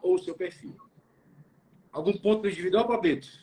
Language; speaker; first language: Portuguese; native; Portuguese